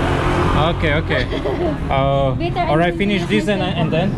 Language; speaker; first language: English; non-native, learner; Slovak